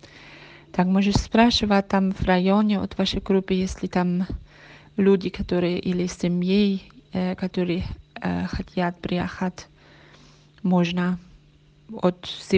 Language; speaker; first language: Russian; non-native, learner; Hebrew